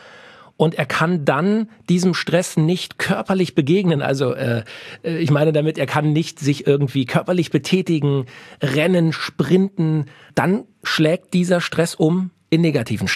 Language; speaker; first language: German; native; German